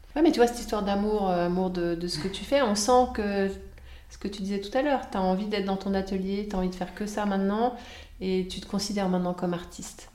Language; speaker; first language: French; native; French